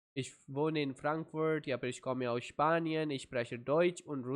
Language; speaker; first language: German; non-native, fluent; Urdu